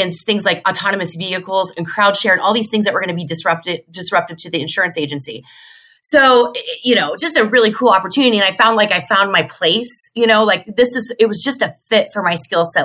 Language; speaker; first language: English; native; English